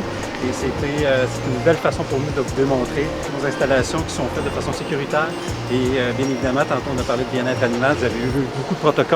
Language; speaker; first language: French; native; French